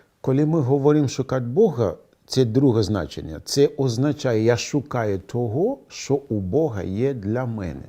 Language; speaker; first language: Ukrainian; non-native, fluent; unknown